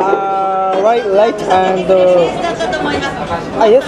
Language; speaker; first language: English; non-native, learner; Japanese